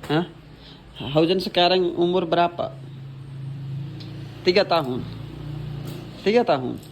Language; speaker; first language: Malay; non-native, learner; Urdu